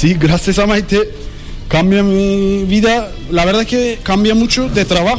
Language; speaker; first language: Spanish; non-native, learner; Turkish